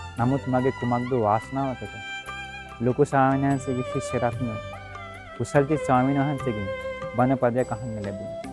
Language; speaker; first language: Sinhala; non-native, fluent; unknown